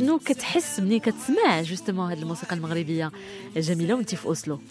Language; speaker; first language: Arabic; native; Arabic